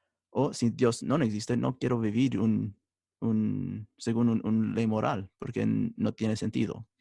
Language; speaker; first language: Spanish; early bilingual, heritage; Spanish